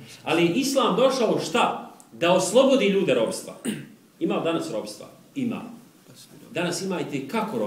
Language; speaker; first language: Serbian; native; Serbian